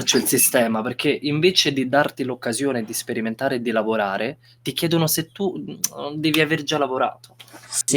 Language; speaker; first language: Italian; non-native, fluent; Romanian